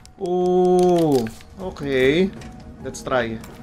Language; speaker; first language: English; non-native, local second language; Filipino